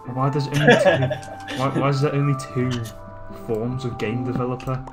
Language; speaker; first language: English; native; English